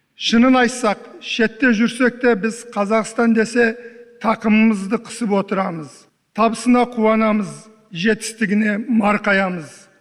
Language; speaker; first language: Kazakh; early bilingual, heritage; Kazakh